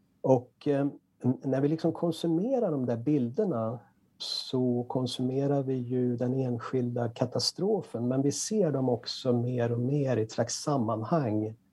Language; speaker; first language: Swedish; native; Swedish